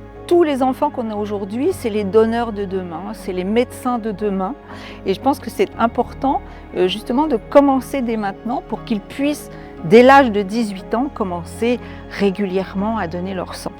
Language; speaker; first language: French; native; French